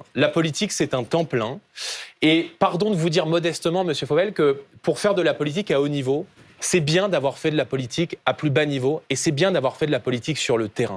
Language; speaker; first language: French; native; French